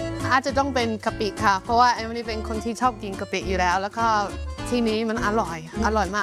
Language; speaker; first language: Thai; non-native, fluent; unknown